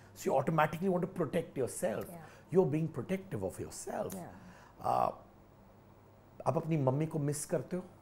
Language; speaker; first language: Hindi; native; Hindi